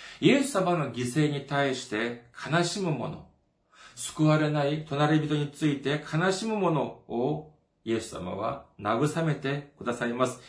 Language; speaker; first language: Japanese; non-native, fluent; Korean